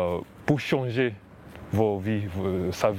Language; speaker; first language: French; non-native, fluent; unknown